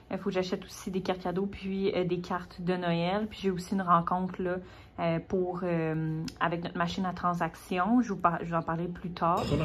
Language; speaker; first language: French; native; French